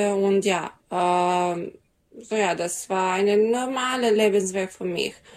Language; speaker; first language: German; non-native, learner; Serbian